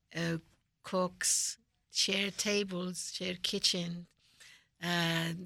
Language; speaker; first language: English; non-native, fluent; Persian